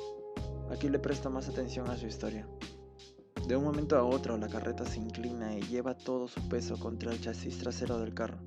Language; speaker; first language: Spanish; native; Spanish